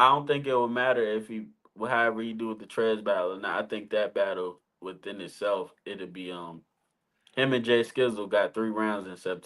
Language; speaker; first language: English; native; English